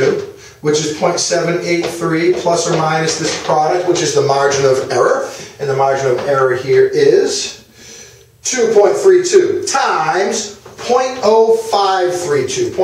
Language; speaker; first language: English; native; English